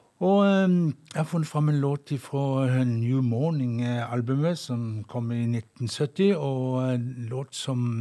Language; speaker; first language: Norwegian; native; Norwegian